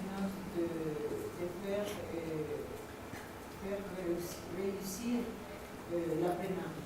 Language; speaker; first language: French; non-native, fluent; Spanish